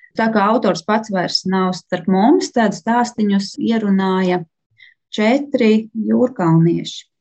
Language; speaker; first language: Latvian; native; Latvian